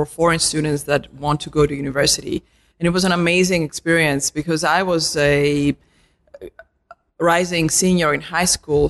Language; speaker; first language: English; non-native, fluent; Arabic